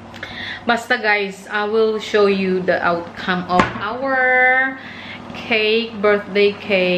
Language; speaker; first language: English; non-native, local second language; Filipino